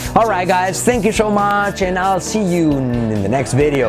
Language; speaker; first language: English; non-native, fluent; Spanish